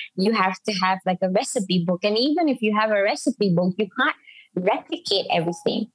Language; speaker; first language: English; non-native, local second language; Malay